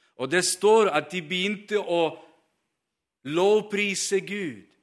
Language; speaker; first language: Norwegian; non-native, fluent; Ukrainian